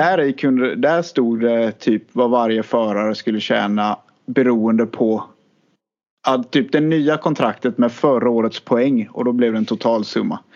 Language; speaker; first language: Swedish; native; Swedish